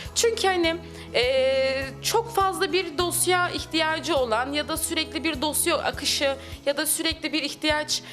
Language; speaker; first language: Turkish; native; Turkish